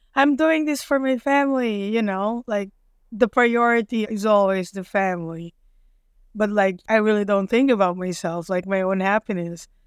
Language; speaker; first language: English; non-native, local second language; Filipino